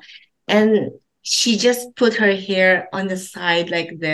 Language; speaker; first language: English; non-native, local second language; Filipino